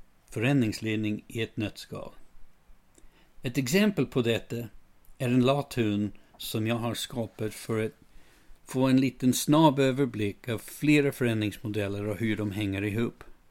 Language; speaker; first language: Swedish; non-native, fluent; English